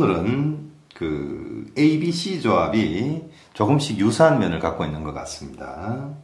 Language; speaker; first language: Korean; native; Korean